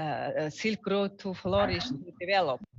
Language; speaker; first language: English; non-native, learner; Mongolian